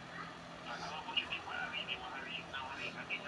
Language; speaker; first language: Malay; native; Malay